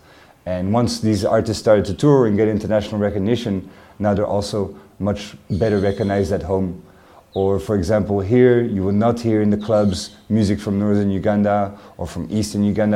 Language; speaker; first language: English; non-native, fluent; French